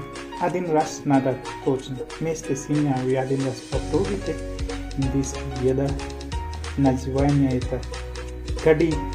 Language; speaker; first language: Russian; non-native, learner; Hindi